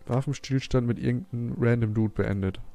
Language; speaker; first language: German; native; German